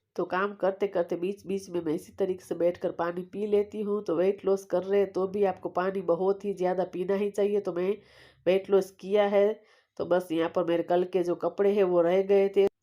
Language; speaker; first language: Hindi; non-native, local second language; Gujarati